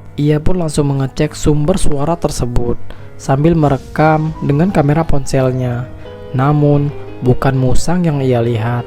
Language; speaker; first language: Indonesian; native; Indonesian